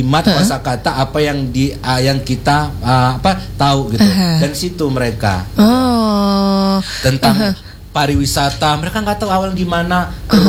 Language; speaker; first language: Indonesian; non-native, local second language; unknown